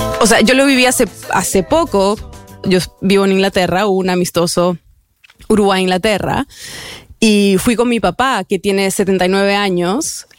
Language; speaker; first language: Spanish; native; Spanish